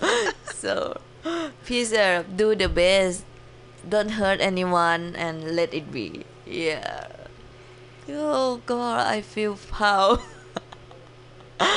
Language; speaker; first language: English; non-native, learner; Thai